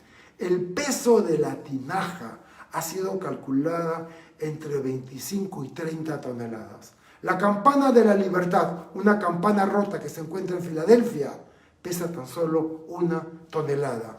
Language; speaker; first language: Spanish; native; Spanish